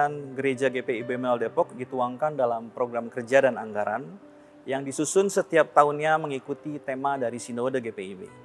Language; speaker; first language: Indonesian; native; Indonesian